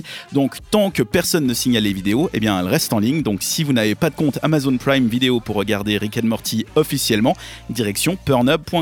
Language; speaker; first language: French; native; French